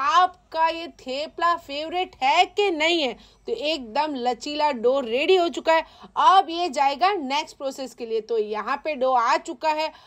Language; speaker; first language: Hindi; non-native, local second language; Gujarati